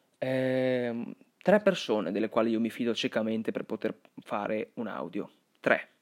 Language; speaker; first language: Italian; early bilingual, other home language; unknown